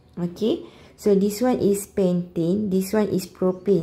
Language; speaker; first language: English; non-native, local second language; Malay